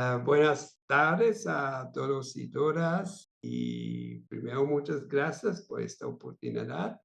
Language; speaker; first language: Spanish; non-native, fluent; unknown